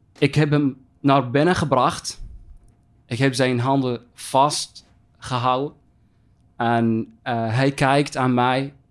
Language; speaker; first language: Dutch; non-native, fluent; Arabic